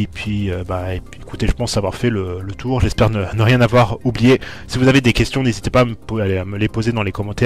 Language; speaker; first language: French; native; French